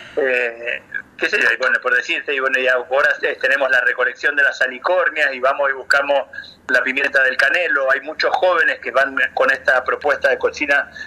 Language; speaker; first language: Spanish; native; Spanish